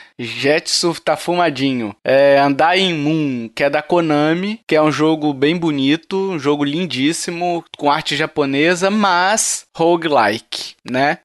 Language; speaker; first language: Portuguese; native; Portuguese